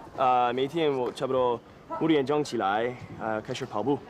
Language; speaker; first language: Chinese; non-native, learner; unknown